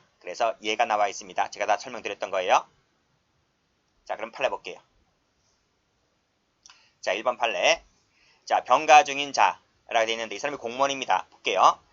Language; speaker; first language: Korean; native; Korean